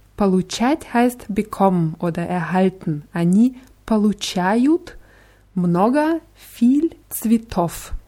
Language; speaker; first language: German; non-native, fluent; Russian